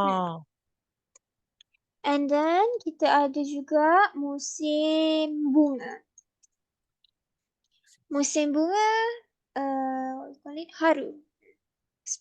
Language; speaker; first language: Malay; native; Malay